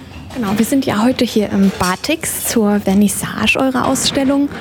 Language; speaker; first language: German; native; German